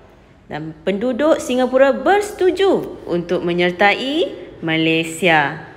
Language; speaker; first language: Malay; native; Malay